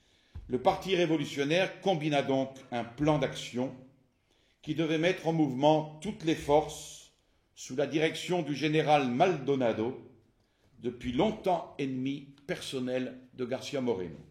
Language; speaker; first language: French; native; French